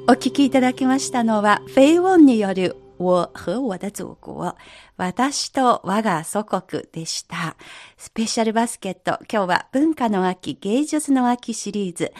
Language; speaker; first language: Japanese; non-native, fluent; Chinese